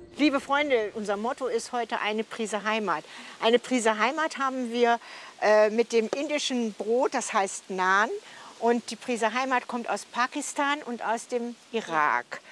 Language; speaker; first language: German; native; German